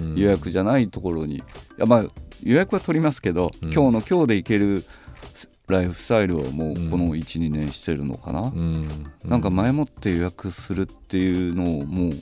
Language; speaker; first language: Japanese; native; Japanese